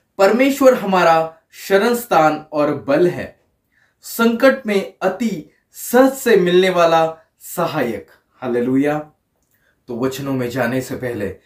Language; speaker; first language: Hindi; non-native, local second language; Marathi